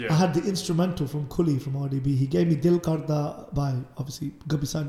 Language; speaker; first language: English; native; English